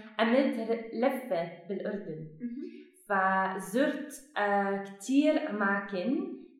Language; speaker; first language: Arabic; non-native, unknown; Dutch